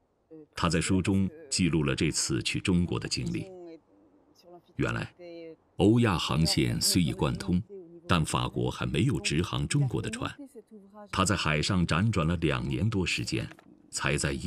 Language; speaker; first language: Chinese; native; Chinese